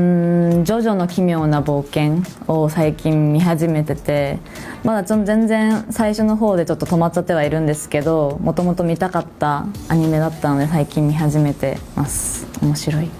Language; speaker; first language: Japanese; native; Japanese